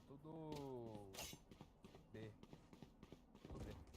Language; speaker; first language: Portuguese; native; Portuguese